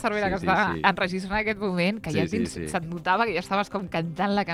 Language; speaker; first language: Catalan; native; Catalan